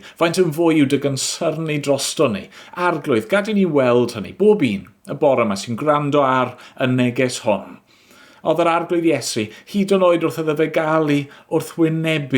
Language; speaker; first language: Welsh; native; Welsh